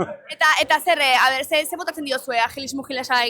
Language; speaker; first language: Basque; native; Basque